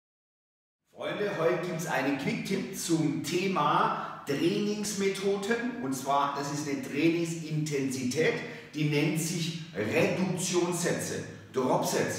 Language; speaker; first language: German; native; German